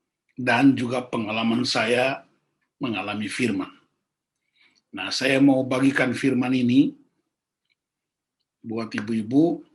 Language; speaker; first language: Indonesian; native; Indonesian